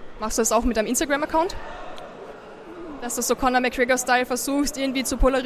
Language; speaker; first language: German; native; German